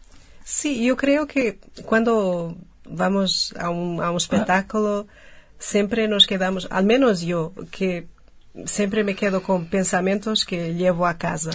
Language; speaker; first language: Spanish; non-native, fluent; Portuguese